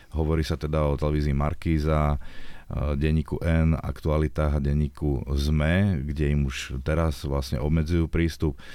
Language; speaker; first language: Slovak; native; Slovak